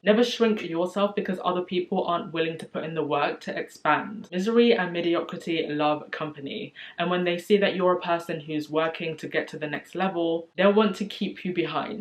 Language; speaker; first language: English; native; English